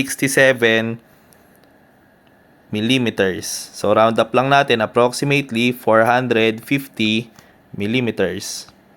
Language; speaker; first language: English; non-native, local second language; Filipino